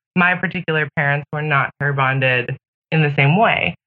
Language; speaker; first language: English; native; English